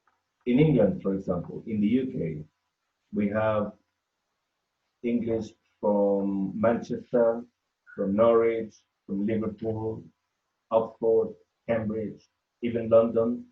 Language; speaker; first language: English; non-native, fluent; Spanish